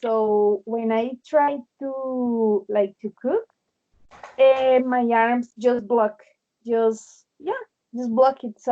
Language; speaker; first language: English; non-native, learner; Spanish